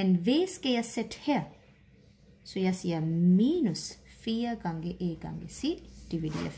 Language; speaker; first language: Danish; non-native, fluent; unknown